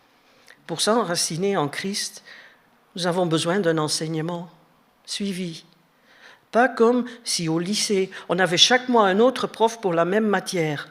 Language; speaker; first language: French; native; French